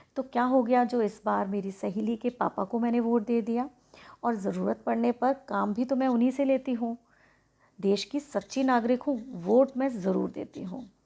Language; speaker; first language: Hindi; native; Hindi